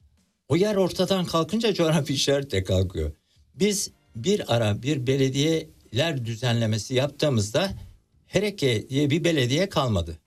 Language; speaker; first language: Turkish; native; Turkish